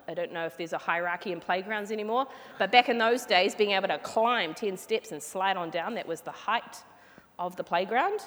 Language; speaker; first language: English; native; English